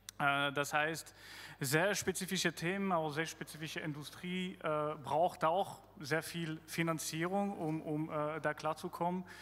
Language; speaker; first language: German; non-native, fluent; French